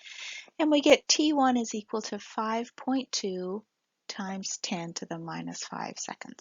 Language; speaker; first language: English; native; English